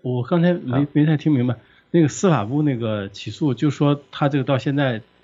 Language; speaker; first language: Chinese; native; Chinese